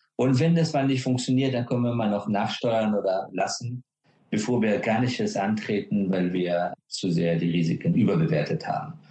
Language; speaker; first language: German; non-native, fluent; Persian